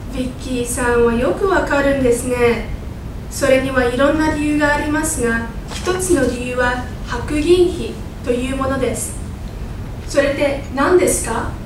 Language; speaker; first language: Japanese; non-native, fluent; English